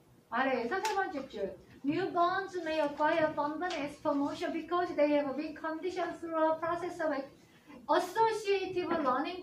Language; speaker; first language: English; non-native, fluent; Korean